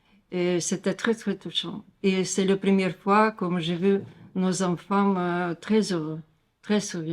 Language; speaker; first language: French; non-native, learner; Ukrainian